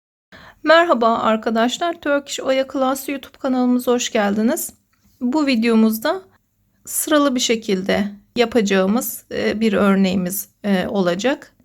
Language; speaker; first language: Turkish; native; Turkish